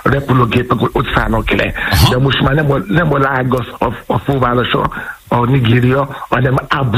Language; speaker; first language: Hungarian; non-native, learner; Yoruba